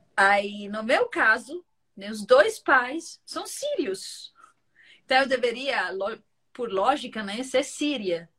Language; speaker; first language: Portuguese; non-native, fluent; Arabic